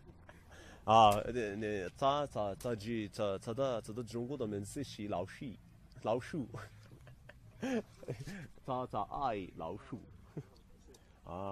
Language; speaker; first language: Chinese; non-native, learner; Arabic